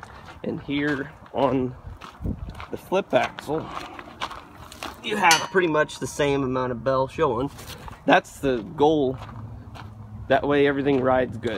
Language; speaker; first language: English; native; English